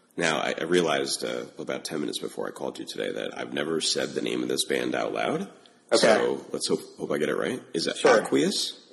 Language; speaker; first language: English; native; English